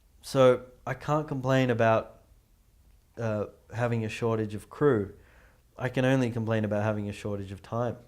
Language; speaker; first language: English; native; English